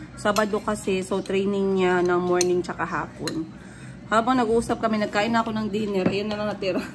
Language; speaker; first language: Filipino; non-native, local second language; Cebuano